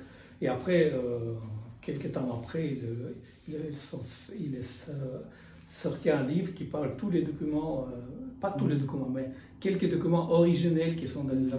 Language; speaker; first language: French; non-native, fluent; Russian